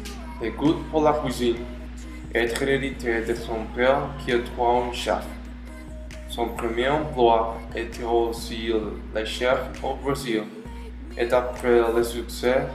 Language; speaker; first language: French; non-native, learner; Spanish